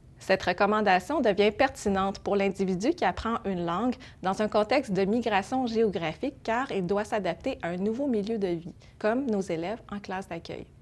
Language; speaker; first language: French; early bilingual, other home language; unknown